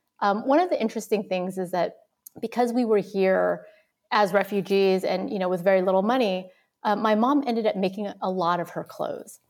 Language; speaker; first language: English; early bilingual, other home language; Vietnamese